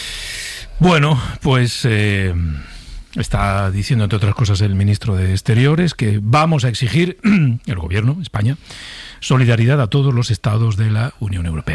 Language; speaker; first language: Spanish; native; Spanish